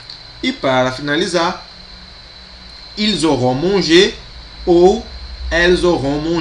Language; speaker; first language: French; non-native, fluent; Portuguese